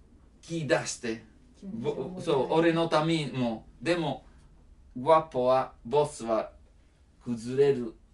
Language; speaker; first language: Japanese; non-native, learner; Italian